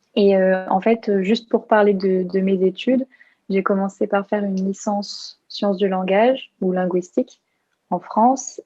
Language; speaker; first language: French; native; French